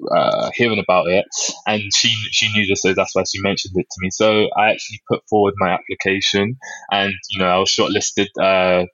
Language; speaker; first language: English; native; English